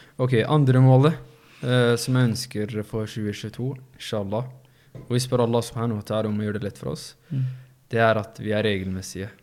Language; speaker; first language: Norwegian; early bilingual, other home language; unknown